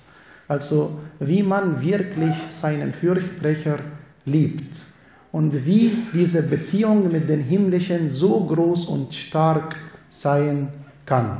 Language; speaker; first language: German; non-native, fluent; Arabic